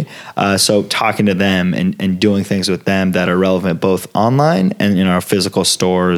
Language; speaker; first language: English; early bilingual, other home language; Italian